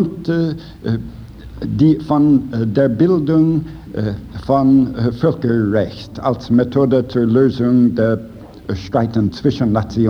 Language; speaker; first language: German; non-native, fluent; English